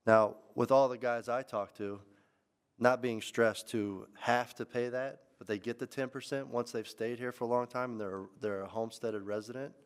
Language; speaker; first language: English; native; English